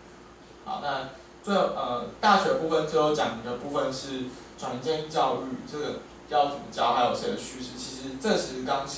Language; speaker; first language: Chinese; native; Chinese